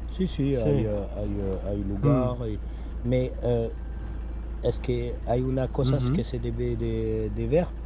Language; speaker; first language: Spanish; non-native, learner; French